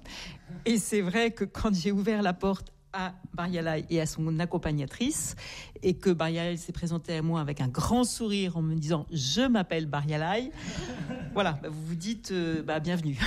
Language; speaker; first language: French; native; French